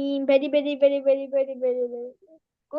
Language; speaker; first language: English; non-native, learner; Korean